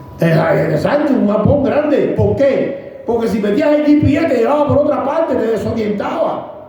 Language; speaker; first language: Spanish; native; Spanish